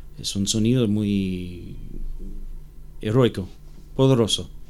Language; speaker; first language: Spanish; non-native, learner; English